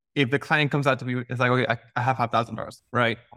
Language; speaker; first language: English; non-native, fluent; Spanish